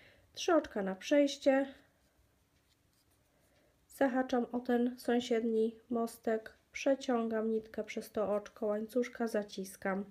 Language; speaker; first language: Polish; native; Polish